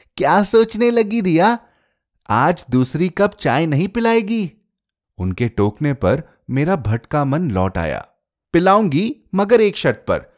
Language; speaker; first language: Hindi; native; Hindi